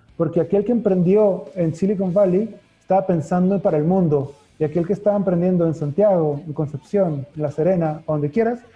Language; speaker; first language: Spanish; native; Spanish